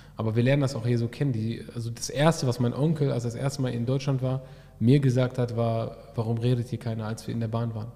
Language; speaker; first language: German; early bilingual, other home language; Arabic